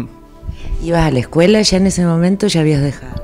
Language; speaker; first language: Spanish; native; Spanish